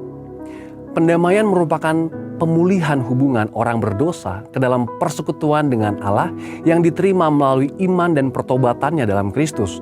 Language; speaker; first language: Indonesian; native; Indonesian